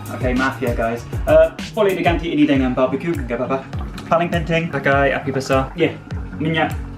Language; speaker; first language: Indonesian; non-native, fluent; English